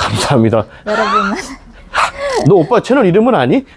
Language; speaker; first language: Korean; native; Korean